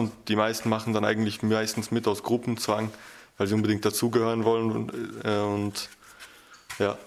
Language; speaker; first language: German; early bilingual, other home language; Albanian